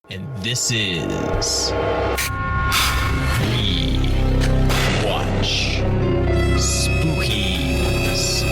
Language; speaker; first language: English; native; English